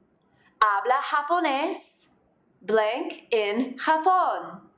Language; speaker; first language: Spanish; non-native, fluent; English